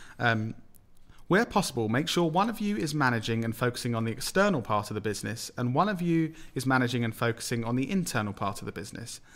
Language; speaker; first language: English; native; English